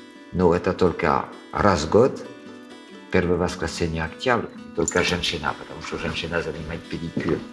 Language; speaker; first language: Russian; non-native, learner; French